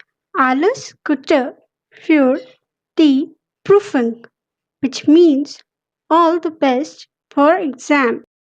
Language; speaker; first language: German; non-native, fluent; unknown